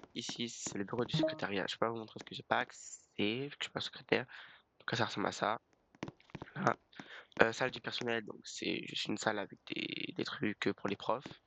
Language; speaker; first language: French; native; French